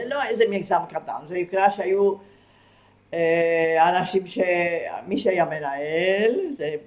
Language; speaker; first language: Hebrew; non-native, fluent; Spanish